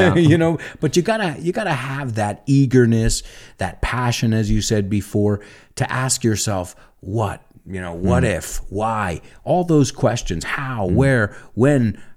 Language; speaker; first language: English; native; English